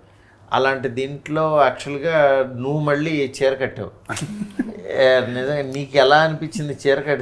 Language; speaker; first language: Telugu; native; Telugu